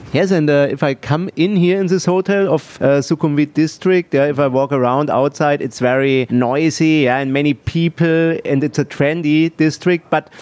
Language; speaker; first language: English; non-native, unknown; German